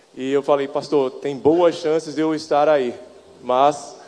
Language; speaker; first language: Portuguese; native; Portuguese